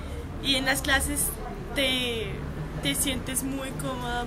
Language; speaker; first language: Spanish; non-native, fluent; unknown